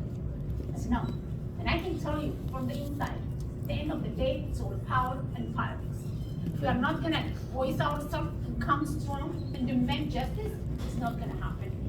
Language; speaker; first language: English; non-native, local second language; Hebrew